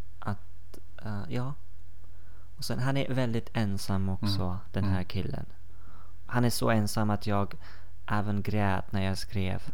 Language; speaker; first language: Swedish; non-native, fluent; Persian